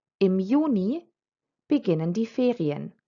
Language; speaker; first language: German; non-native, fluent; Croatian